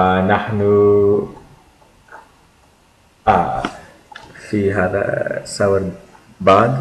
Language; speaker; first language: Arabic; non-native, learner; English